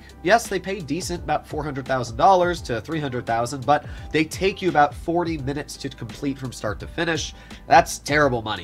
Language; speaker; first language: English; native; English